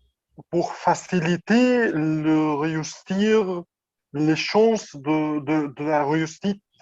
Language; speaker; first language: French; non-native, fluent; Arabic